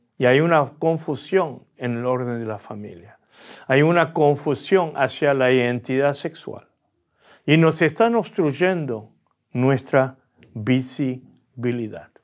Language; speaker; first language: Spanish; early bilingual, other home language; Korean